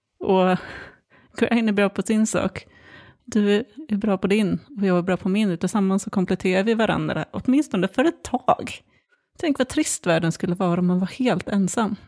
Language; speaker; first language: Swedish; native; Swedish